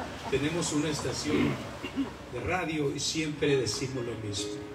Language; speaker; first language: Spanish; native; Spanish